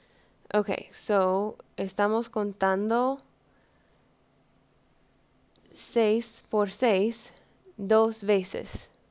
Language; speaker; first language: Spanish; early bilingual, heritage; Spanish